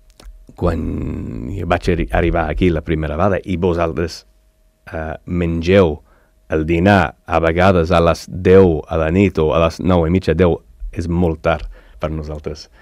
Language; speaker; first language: Catalan; non-native, learner; English